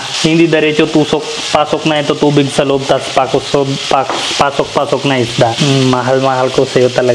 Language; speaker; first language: Filipino; non-native, learner; Punjabi